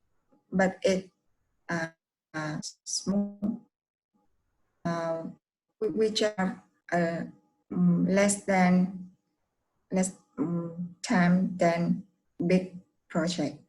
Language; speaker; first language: English; non-native, learner; Vietnamese